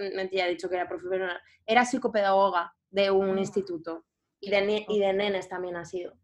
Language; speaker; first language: Spanish; native; Spanish